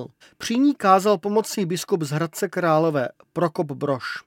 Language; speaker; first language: Czech; native; Czech